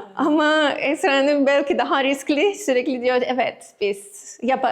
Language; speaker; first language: Turkish; non-native, learner; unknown